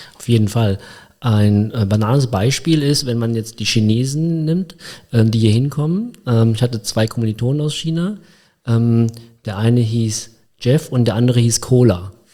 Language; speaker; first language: German; early bilingual, other home language; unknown